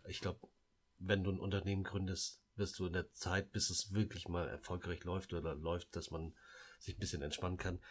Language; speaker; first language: German; early bilingual, other home language; Lao